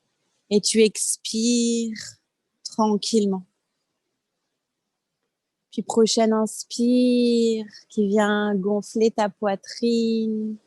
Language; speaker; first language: French; native; French